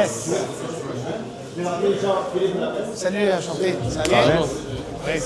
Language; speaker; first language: French; non-native, local second language; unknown